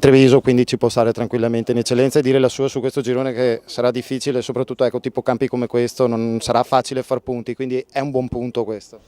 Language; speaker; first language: Italian; native; Italian